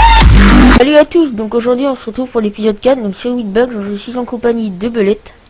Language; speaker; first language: French; native; French